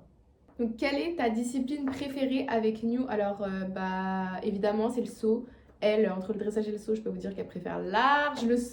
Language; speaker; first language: French; native; French